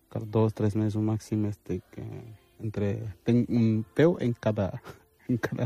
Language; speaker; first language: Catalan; early bilingual, other home language; Wolof